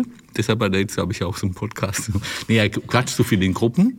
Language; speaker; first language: German; native; German